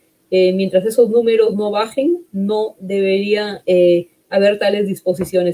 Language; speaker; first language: Spanish; native; Spanish